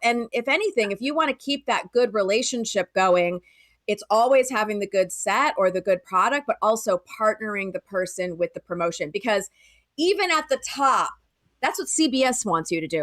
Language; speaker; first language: English; native; English